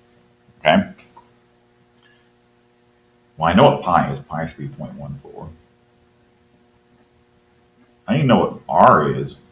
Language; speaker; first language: English; native; English